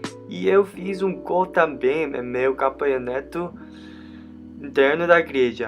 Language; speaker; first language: Portuguese; non-native, learner; English